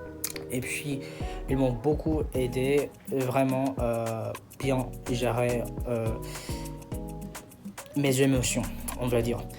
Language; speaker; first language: French; non-native, fluent; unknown